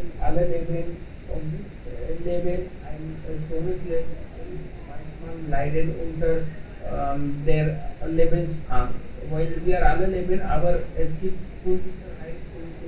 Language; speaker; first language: German; non-native, learner; Hindi